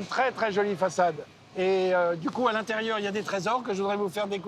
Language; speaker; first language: French; native; French